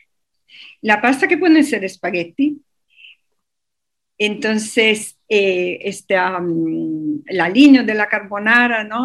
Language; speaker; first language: Spanish; non-native, fluent; Italian